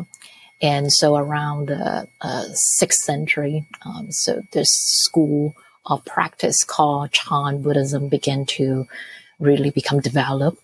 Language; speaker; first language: English; non-native, local second language; Cantonese